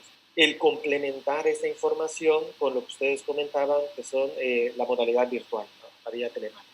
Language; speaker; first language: Spanish; native; Spanish